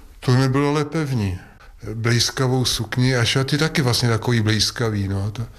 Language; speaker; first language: Czech; native; Czech